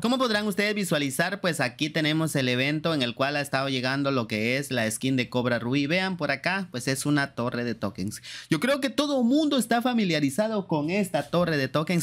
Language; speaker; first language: Spanish; native; Spanish